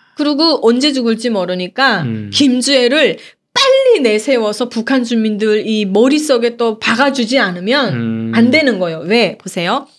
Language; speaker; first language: Korean; native; Korean